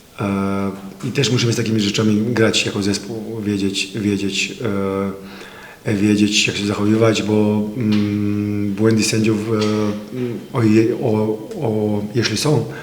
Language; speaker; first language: Polish; non-native, fluent; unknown